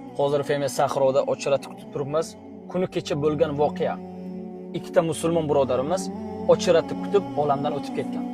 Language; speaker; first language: Uzbek; non-native, local second language; Tajik